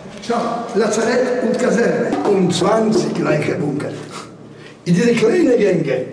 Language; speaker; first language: German; non-native, learner; Polish